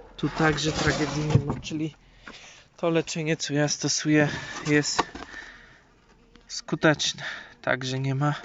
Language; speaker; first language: Polish; native; Polish